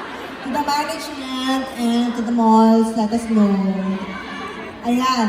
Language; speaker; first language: English; non-native, local second language; Filipino